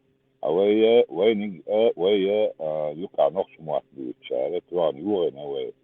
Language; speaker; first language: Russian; non-native, local second language; Chechen